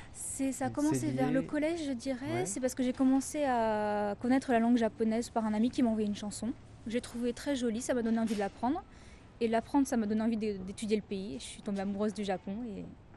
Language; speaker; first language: French; native; French